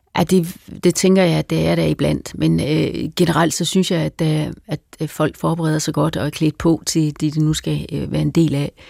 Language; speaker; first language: Danish; native; Danish